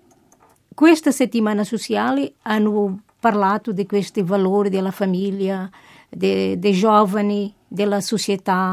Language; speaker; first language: Italian; non-native, fluent; Portuguese